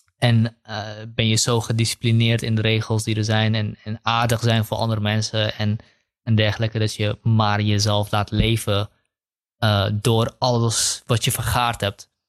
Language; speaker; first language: Dutch; early bilingual, other home language; Kurdish